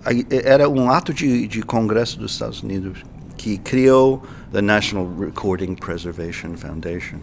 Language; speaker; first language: Spanish; non-native, learner; English